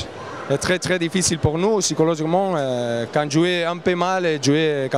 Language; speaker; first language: French; non-native, learner; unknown